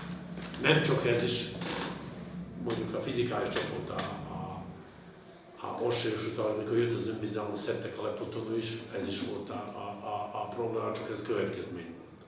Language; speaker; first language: Hungarian; non-native, fluent; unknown